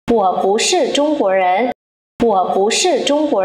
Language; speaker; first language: Chinese; non-native, fluent; Vietnamese